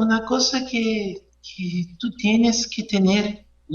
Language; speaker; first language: Spanish; non-native, learner; Portuguese